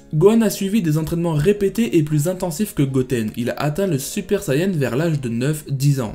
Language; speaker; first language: French; native; French